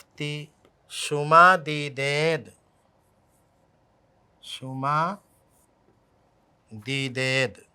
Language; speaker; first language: Persian; non-native, learner; Urdu